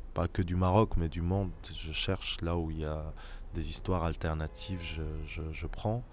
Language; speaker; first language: French; non-native, local second language; Arabic